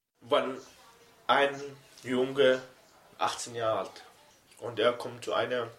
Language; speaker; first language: German; non-native, learner; Arabic